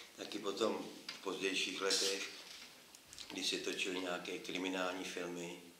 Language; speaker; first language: Czech; native; Czech